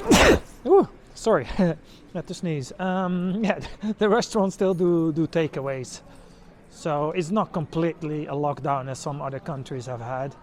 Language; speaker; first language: English; non-native, fluent; Dutch